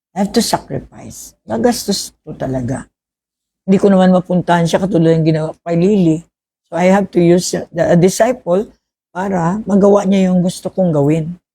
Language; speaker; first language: Filipino; non-native, local second language; Hiligaynon